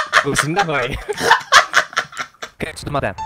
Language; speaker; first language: Japanese; non-native, learner; Chinese